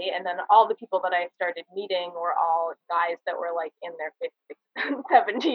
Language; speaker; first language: English; native; English